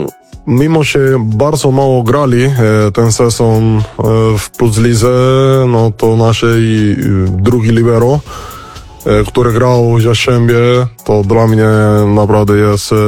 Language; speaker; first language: Polish; non-native, fluent; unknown